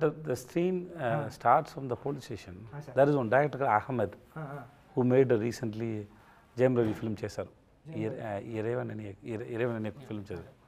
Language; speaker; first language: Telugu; non-native, learner; Tamil